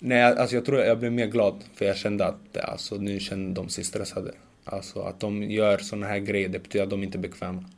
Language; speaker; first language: Swedish; early bilingual, other home language; Macedonian